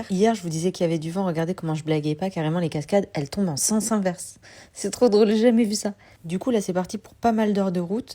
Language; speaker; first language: French; native; French